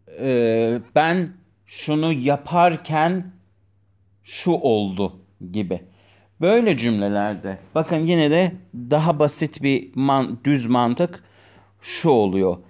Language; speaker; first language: Turkish; non-native, fluent; Azerbaijani